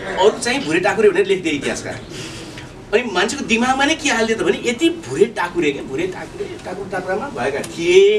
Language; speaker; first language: Nepali; non-native, local second language; Eastern Tamang